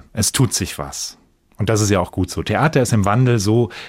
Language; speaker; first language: German; native; German